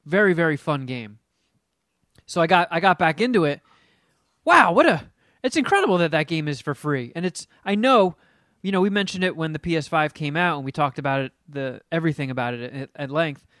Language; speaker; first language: English; native; English